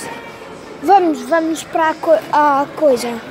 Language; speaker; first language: Portuguese; early bilingual, heritage; Portuguese